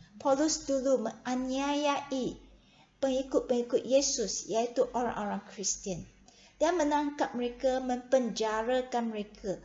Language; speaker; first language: Malay; non-native, local second language; Chinese